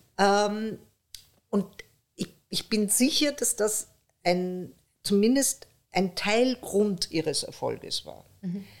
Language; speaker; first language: German; early bilingual, other home language; Persian